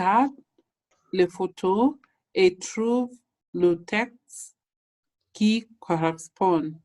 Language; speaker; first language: French; non-native, learner; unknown